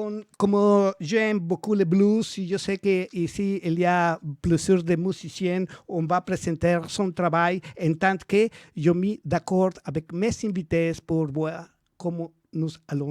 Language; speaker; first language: French; non-native, learner; Spanish